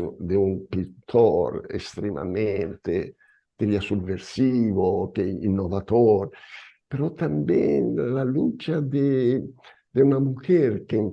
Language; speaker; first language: Spanish; non-native, fluent; Italian